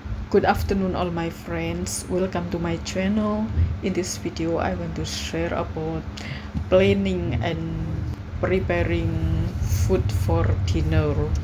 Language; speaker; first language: English; non-native, learner; Indonesian